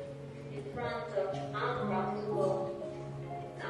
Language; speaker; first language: English; non-native, learner; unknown